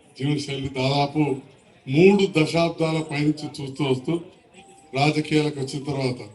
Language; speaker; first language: Telugu; native; Telugu